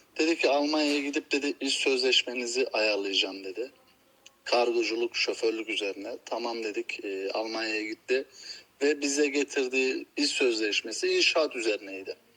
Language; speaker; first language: Turkish; native; Turkish